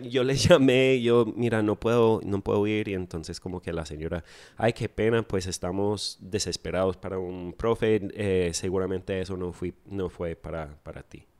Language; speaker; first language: Spanish; non-native, fluent; English